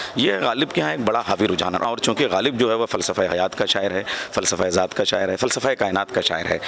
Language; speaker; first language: Urdu; native; Urdu